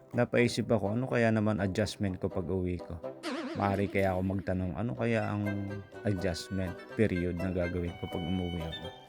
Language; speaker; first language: Filipino; native; Filipino